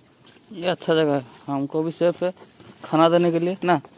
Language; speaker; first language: Hindi; non-native, local second language; Odia